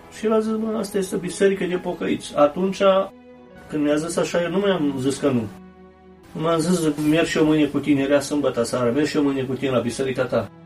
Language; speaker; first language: Romanian; early bilingual, heritage; Romanian